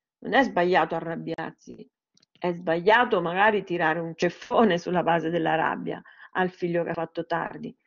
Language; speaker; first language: Italian; native; Italian